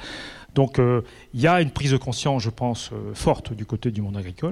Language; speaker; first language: French; native; French